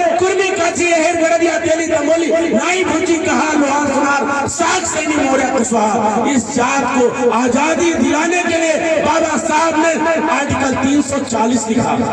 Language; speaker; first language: Hindi; native; Hindi